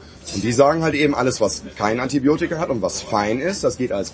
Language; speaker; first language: German; native; German